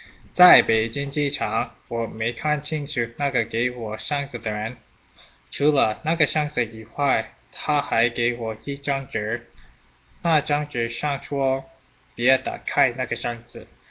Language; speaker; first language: Chinese; non-native, learner; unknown